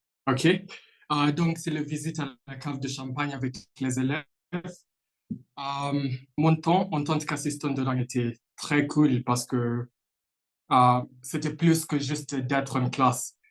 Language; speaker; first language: French; non-native, fluent; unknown